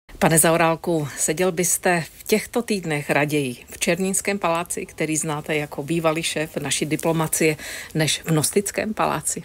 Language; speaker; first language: Czech; native; Czech